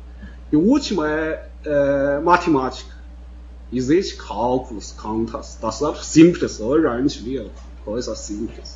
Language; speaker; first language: Portuguese; non-native, fluent; Chinese